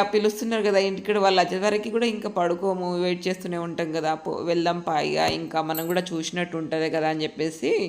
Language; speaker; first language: Telugu; native; Telugu